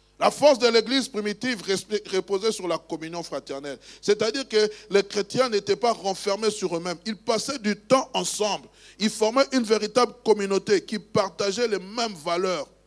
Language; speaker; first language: French; non-native, local second language; Luba-Lulua